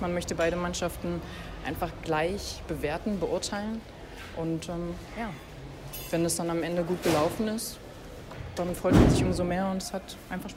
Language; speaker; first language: German; native; German